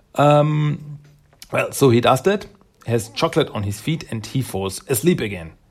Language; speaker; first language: English; non-native, fluent; German